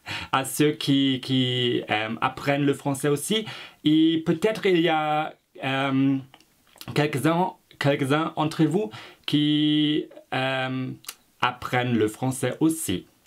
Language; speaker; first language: French; non-native, fluent; German